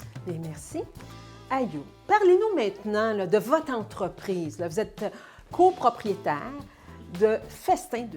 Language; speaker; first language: French; native; French